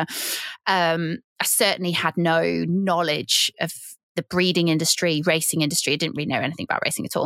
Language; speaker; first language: English; native; English